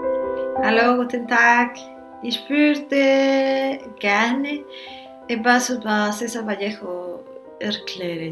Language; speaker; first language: German; non-native, learner; Spanish